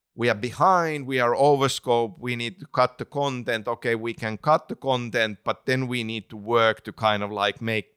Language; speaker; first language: English; non-native, fluent; Finnish